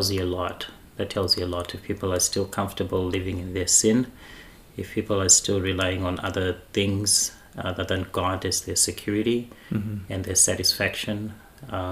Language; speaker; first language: English; non-native, local second language; Shona